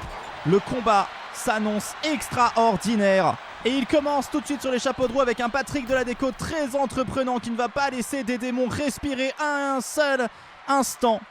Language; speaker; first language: French; native; French